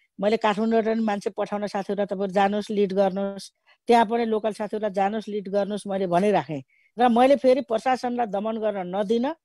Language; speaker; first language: Nepali; native; Nepali